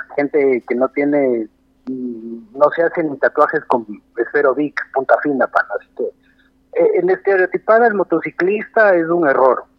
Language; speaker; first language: Spanish; native; Spanish